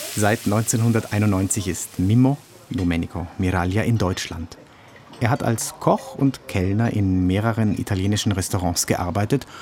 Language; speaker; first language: German; native; German